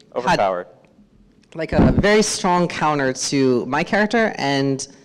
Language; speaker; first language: English; native; English